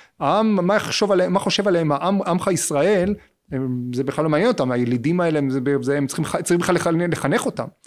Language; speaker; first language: Hebrew; native; Hebrew